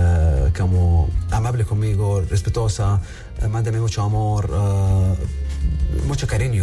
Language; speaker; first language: Spanish; non-native, learner; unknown